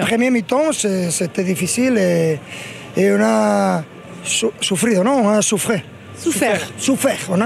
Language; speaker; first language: French; non-native, fluent; Spanish